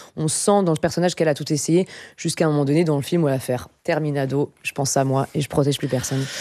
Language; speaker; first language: French; native; French